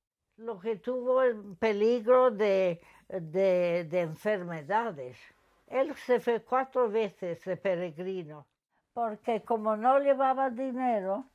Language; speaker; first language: Spanish; non-native, fluent; English